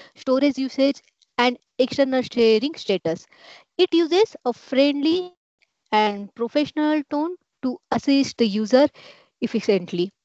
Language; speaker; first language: English; non-native, local second language; Marathi